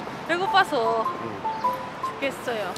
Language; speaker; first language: Korean; non-native, learner; Japanese